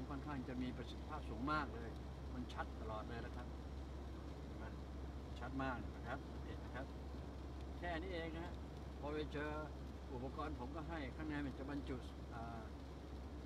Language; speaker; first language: Thai; native; Thai